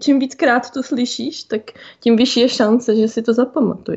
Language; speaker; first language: Czech; native; Czech